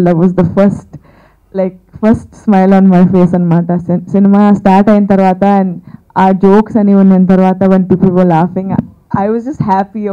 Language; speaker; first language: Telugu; non-native, fluent; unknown